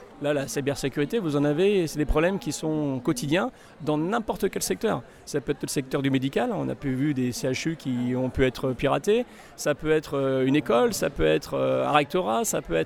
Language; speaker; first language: French; native; French